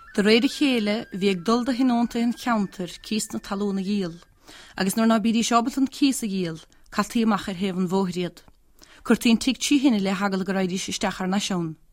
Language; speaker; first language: Irish; native; Irish